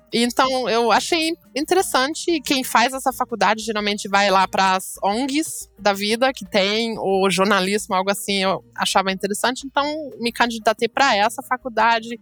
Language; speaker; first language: Portuguese; non-native, fluent; German